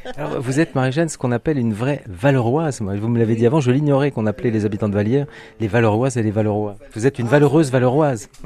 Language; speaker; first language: French; native; French